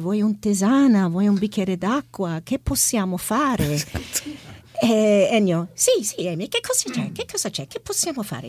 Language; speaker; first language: Italian; non-native, fluent; English